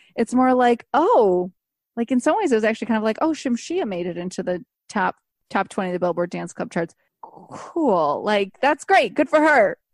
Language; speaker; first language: English; native; English